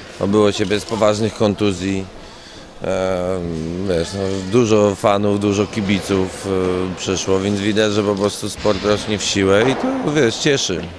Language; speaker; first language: Polish; native; Polish